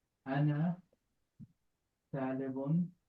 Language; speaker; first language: Arabic; non-native, learner; English